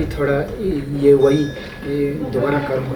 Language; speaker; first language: Hindi; non-native, local second language; Ladakhi